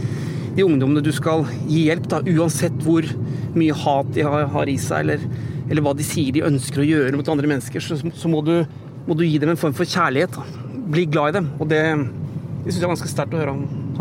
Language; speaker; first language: Norwegian; native; Norwegian